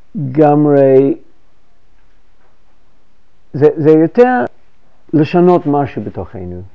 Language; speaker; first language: Hebrew; non-native, fluent; English